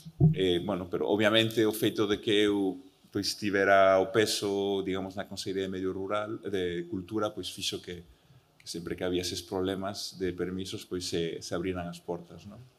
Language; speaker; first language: Galician; early bilingual, heritage; Galician